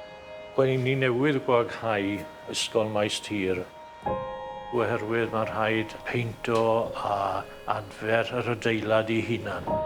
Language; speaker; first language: Welsh; native; Welsh